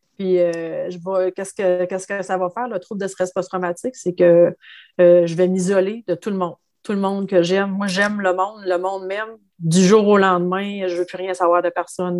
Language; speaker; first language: French; native; French